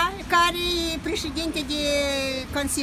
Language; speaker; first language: Romanian; non-native, local second language; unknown